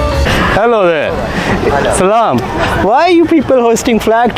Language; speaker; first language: English; non-native, local second language; Urdu